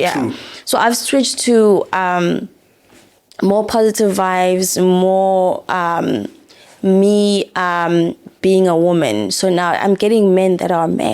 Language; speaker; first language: English; non-native, local second language; Zulu